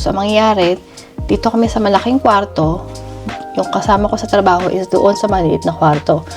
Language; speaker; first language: Filipino; native; Filipino